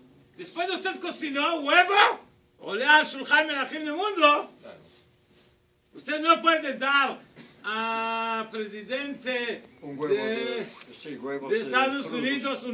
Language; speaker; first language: Spanish; non-native, learner; Hebrew